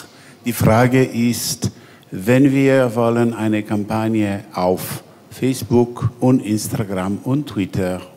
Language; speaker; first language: German; non-native, learner; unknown